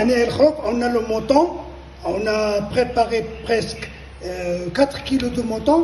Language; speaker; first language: French; non-native, local second language; Arabic